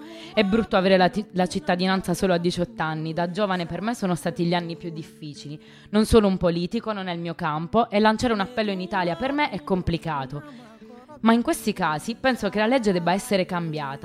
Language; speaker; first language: Italian; native; Italian